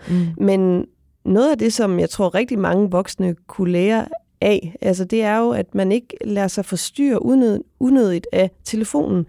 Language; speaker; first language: Danish; native; Danish